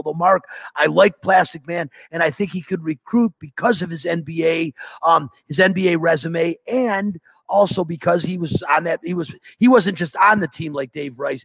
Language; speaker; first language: English; native; English